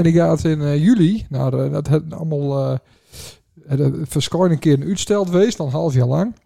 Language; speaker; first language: Dutch; native; Dutch